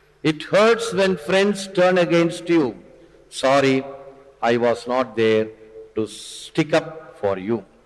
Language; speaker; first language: English; non-native, local second language; Tamil